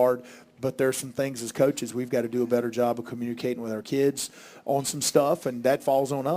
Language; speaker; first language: English; native; English